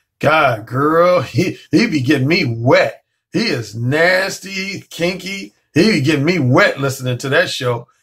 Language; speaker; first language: English; native; English